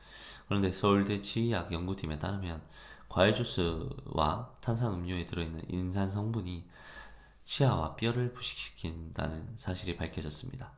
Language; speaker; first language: Korean; native; Korean